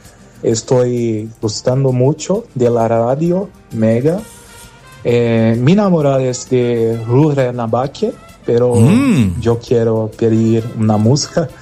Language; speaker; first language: Spanish; non-native, learner; Portuguese